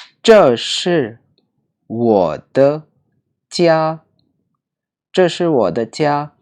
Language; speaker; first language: Chinese; non-native, learner; Urdu